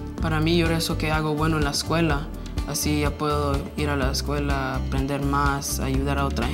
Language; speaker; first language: Spanish; early bilingual, heritage; Spanish